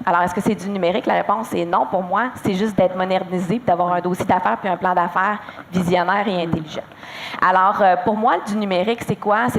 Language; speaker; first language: French; native; French